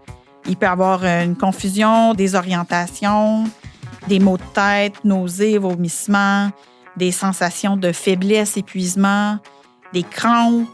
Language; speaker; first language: French; native; French